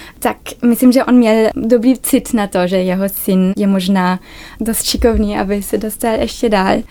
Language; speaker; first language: Czech; early bilingual, other home language; German